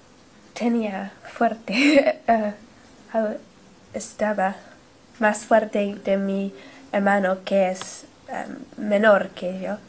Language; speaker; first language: Spanish; non-native, learner; English